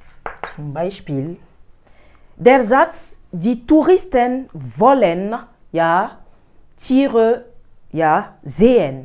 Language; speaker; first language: German; non-native, fluent; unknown